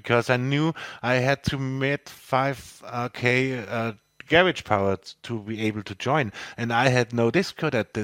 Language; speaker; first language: English; non-native, fluent; German